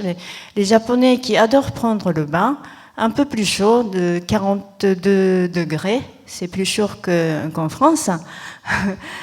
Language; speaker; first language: French; non-native, fluent; Japanese